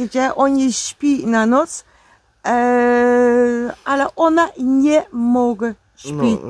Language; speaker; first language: Polish; non-native, learner; Dutch